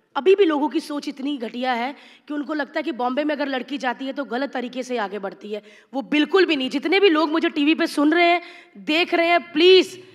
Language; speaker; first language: Hindi; native; Hindi